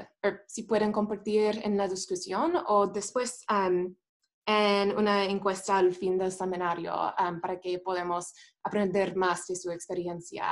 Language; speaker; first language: Spanish; non-native, fluent; English